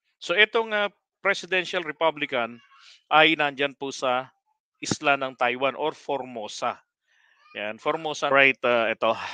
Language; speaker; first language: Filipino; native; Filipino